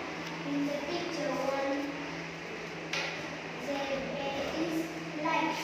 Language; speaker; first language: English; non-native, learner; Vietnamese